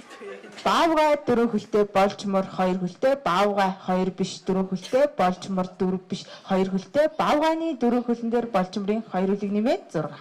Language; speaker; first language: Mongolian; native; Mongolian